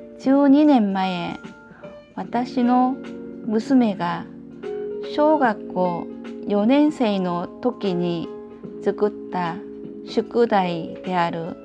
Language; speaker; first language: Japanese; non-native, learner; Korean